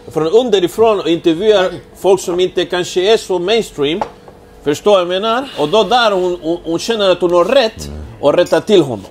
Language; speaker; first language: Swedish; early bilingual, other home language; Spanish